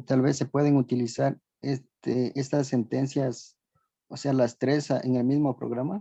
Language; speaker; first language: Spanish; native; Spanish